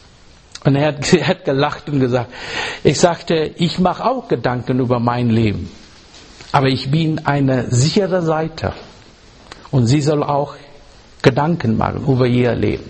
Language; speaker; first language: German; non-native, learner; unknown